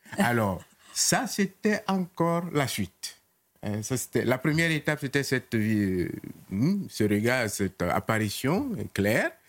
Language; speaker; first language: French; non-native, local second language; Mossi